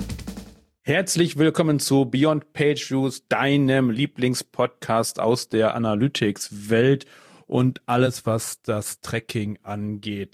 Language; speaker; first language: German; native; German